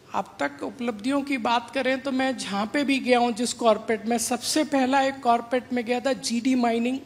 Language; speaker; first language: Hindi; native; Hindi